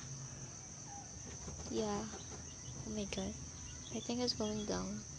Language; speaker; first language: English; non-native, local second language; Filipino